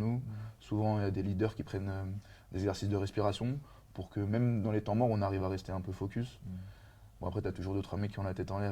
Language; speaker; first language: French; native; French